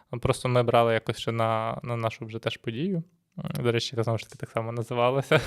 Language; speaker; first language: Ukrainian; native; Ukrainian